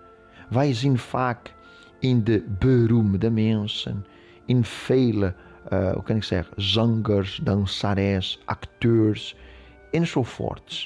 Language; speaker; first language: Dutch; non-native, fluent; Portuguese